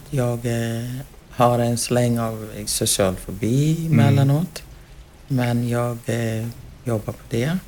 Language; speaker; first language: Swedish; non-native, fluent; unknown